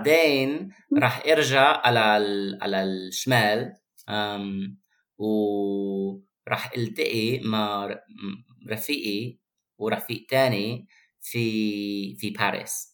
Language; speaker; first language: Arabic; non-native, fluent; English